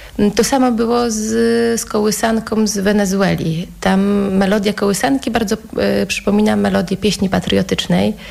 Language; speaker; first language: Polish; native; Polish